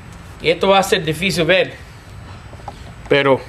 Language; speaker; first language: Spanish; non-native, fluent; English